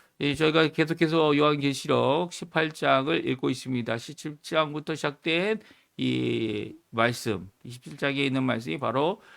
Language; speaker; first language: Korean; native; Korean